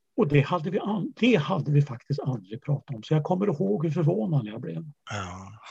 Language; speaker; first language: Swedish; early bilingual, other home language; Yiddish